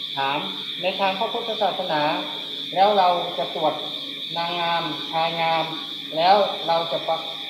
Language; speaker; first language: Thai; native; Thai